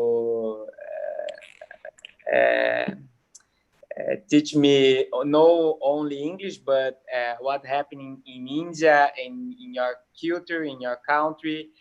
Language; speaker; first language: English; non-native, learner; Portuguese